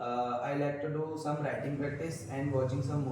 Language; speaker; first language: English; non-native, local second language; Hindi